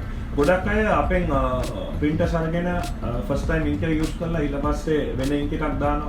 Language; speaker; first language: Sinhala; non-native, local second language; Tamil